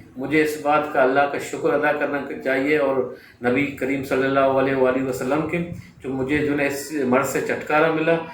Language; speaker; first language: Urdu; non-native, local second language; Baluchi